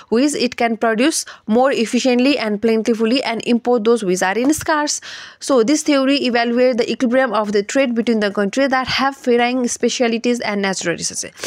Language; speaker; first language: English; non-native, local second language; Nepali